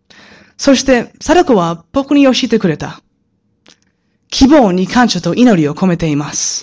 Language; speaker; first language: Japanese; non-native, learner; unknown